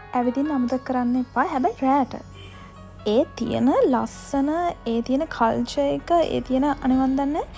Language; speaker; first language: Sinhala; native; Sinhala